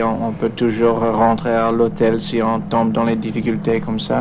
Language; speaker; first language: French; non-native, fluent; English